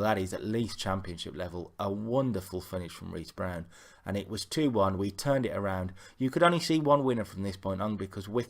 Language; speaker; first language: English; native; English